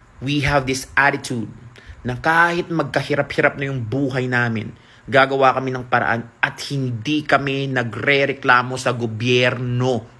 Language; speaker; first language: Filipino; non-native, local second language; Cebuano